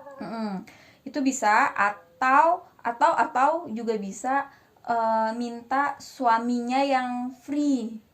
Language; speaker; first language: Indonesian; native; Indonesian